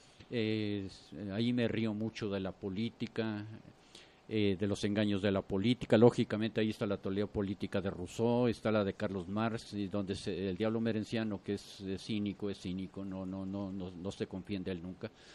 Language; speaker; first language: Spanish; native; Spanish